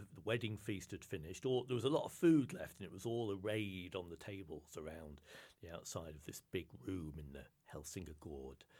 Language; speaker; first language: English; native; English